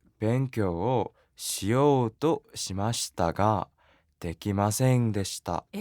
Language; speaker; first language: Japanese; non-native, learner; Korean